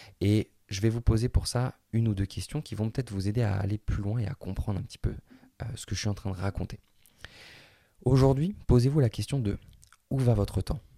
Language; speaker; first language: French; native; French